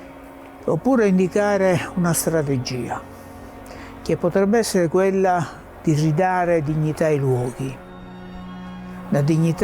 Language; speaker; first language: Italian; native; Italian